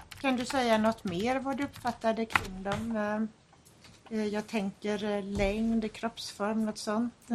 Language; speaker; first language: Swedish; native; Swedish